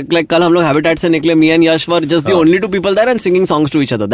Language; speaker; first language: English; non-native, local second language; Hindi